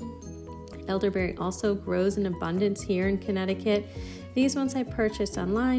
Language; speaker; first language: English; native; English